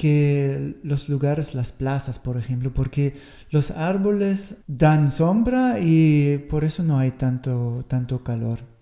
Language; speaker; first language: Spanish; non-native, fluent; German